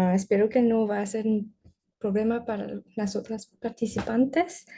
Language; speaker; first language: Spanish; non-native, learner; French